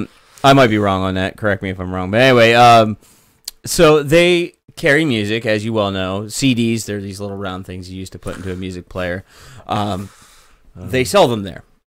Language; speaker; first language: English; native; English